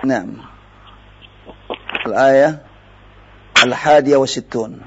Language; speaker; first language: Arabic; non-native, fluent; Indonesian